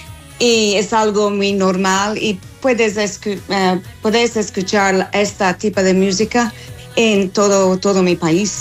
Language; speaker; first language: Spanish; non-native, fluent; English